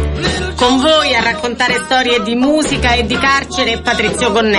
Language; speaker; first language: Italian; native; Italian